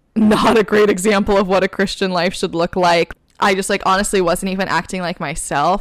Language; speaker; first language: English; native; English